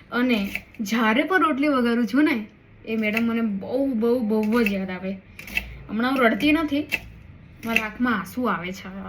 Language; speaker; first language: Gujarati; non-native, local second language; Marwari